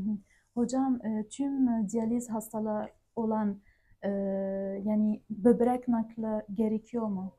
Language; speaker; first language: Turkish; non-native, fluent; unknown